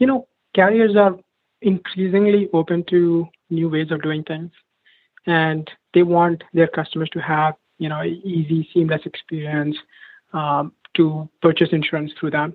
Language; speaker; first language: English; non-native, local second language; Hindi